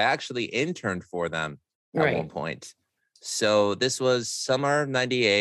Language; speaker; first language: English; native; English